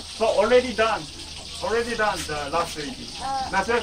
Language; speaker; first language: English; non-native, learner; Korean